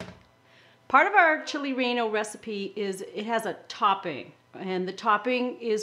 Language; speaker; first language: English; native; English